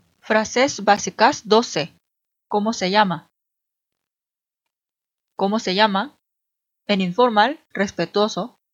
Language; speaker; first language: Spanish; non-native, fluent; Korean